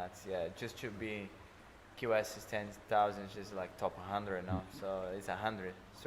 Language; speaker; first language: English; non-native, fluent; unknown